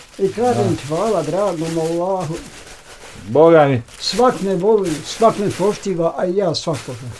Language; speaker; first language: Bosnian; native; Bosnian